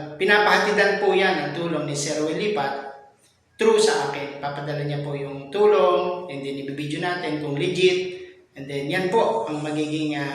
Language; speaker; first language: Filipino; non-native, local second language; Bikol